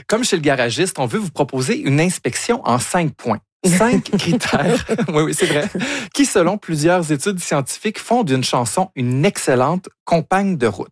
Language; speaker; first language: French; native; French